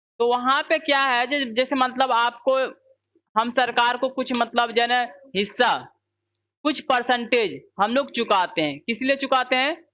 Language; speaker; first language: Hindi; native; Hindi